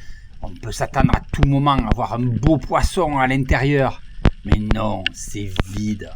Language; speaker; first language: French; native; French